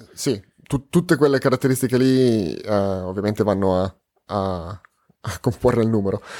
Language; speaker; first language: Italian; native; Italian